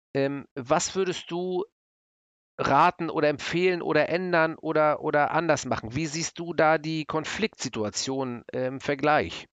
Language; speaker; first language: German; native; German